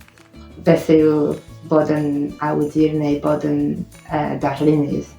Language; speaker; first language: Welsh; non-native, fluent; French